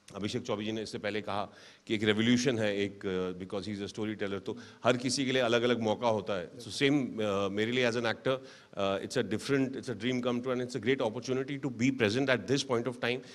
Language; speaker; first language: Hindi; native; Hindi